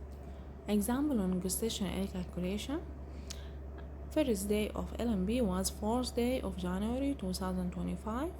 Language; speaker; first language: English; non-native, local second language; Arabic